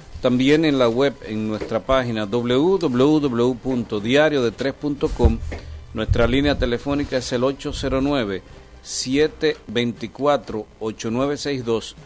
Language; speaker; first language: Spanish; native; Spanish